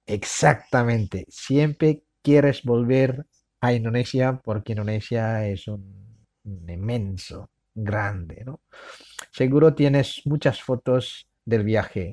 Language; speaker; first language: Spanish; non-native, fluent; Indonesian